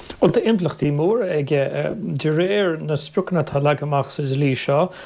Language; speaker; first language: Irish; native; Irish